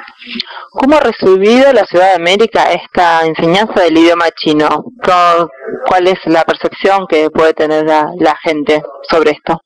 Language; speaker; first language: Spanish; native; Spanish